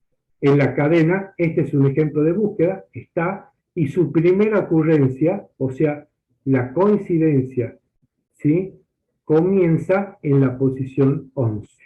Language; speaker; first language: Spanish; native; Spanish